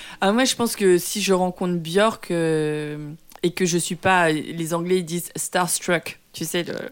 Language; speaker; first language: French; early bilingual, other home language; Vietnamese